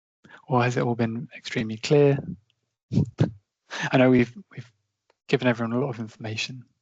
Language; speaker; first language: English; native; English